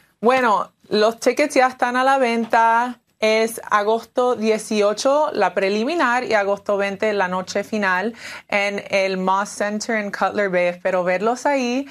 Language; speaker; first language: Spanish; early bilingual, heritage; Spanish